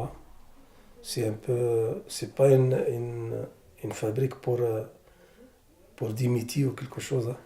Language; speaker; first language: French; non-native, learner; Arabic